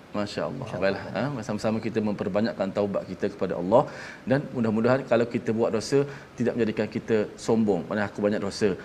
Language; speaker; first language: Malay; native; Malay